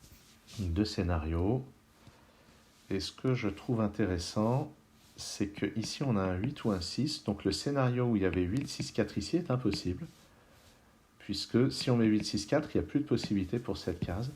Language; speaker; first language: French; native; French